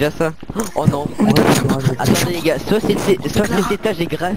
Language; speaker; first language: French; native; French